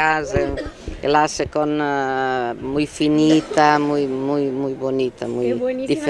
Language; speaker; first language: Spanish; non-native, learner; Italian